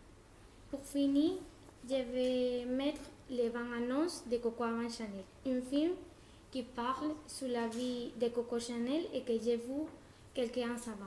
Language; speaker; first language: French; non-native, learner; Spanish